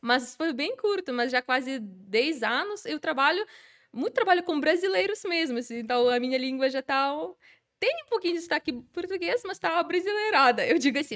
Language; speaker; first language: Portuguese; non-native, fluent; Ukrainian